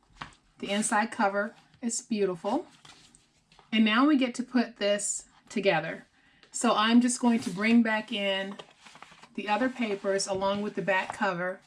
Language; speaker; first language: English; native; English